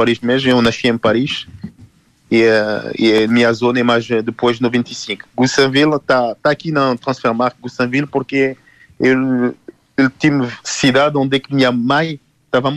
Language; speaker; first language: Portuguese; non-native, learner; French